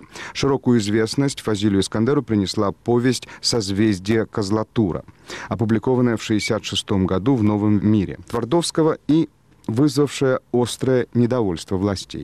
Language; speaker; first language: Russian; native; Russian